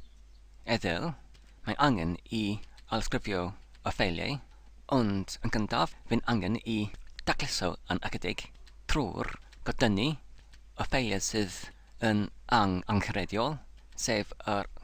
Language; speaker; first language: Welsh; non-native, learner; English